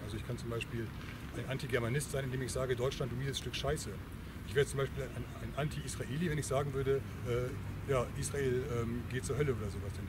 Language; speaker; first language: German; native; German